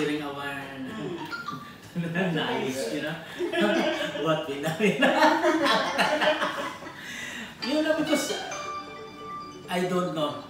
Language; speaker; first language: English; non-native, learner; Filipino